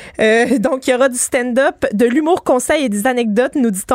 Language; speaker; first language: French; native; French